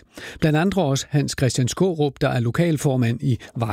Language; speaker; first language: Danish; native; Danish